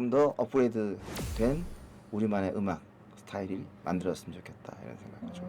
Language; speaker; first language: Korean; native; Korean